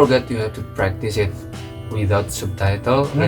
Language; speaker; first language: English; non-native, learner; Indonesian